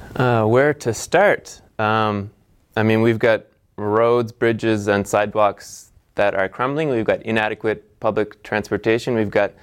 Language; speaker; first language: English; native; English